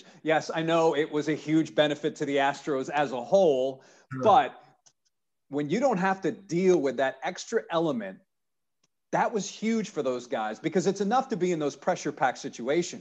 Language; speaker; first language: English; native; English